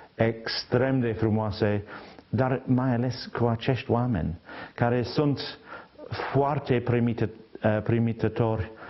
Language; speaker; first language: Romanian; non-native, fluent; English